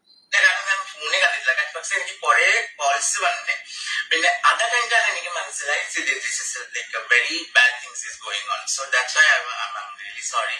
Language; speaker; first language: Malayalam; non-native, fluent; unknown